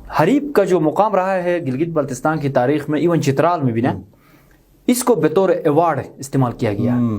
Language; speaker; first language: Urdu; non-native, local second language; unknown